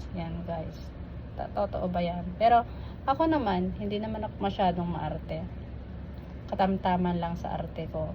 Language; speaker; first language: Filipino; non-native, local second language; Iloko